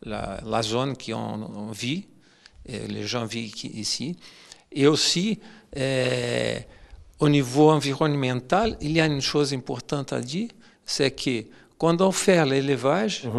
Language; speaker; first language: French; non-native, fluent; Portuguese